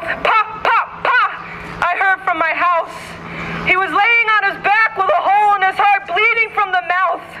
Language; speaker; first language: English; native; English